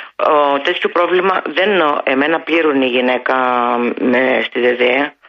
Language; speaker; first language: Greek; native; Greek